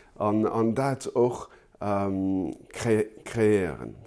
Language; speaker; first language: German; non-native, local second language; Luxembourgish